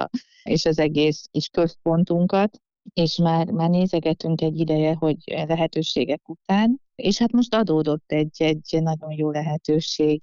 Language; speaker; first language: Hungarian; native; Hungarian